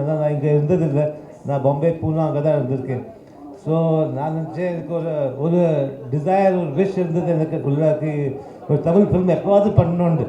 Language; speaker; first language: Tamil; early bilingual, heritage; Tamil